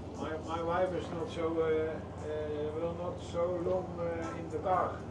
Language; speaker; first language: English; non-native, learner; Dutch